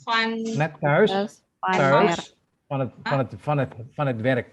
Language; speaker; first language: Dutch; non-native, fluent; Indonesian